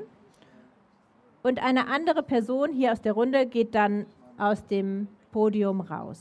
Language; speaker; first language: German; native; German